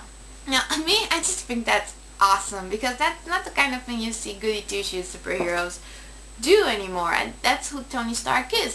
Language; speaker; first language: English; native; English